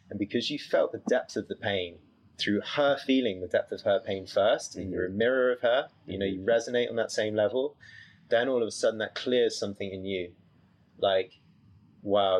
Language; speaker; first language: English; native; English